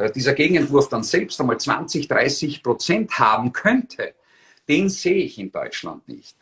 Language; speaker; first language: German; native; German